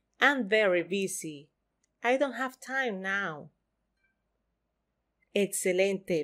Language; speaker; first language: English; non-native, fluent; Spanish